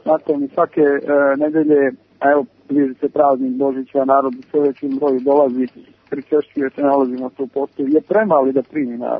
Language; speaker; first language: Serbian; native; Serbian